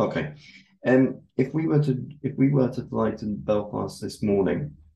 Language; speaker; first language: English; native; English